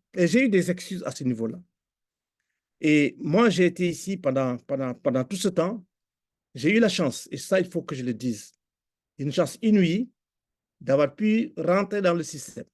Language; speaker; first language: French; non-native, local second language; Fula